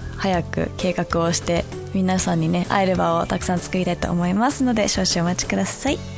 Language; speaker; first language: Japanese; early bilingual, other home language; English